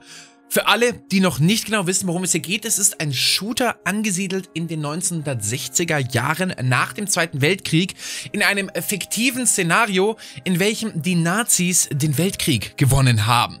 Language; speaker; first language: German; native; German